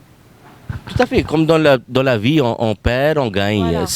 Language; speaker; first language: French; non-native, fluent; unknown